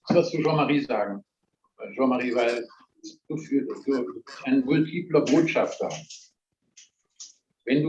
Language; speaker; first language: German; native; German